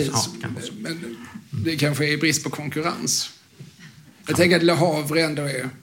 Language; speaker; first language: Swedish; native; Swedish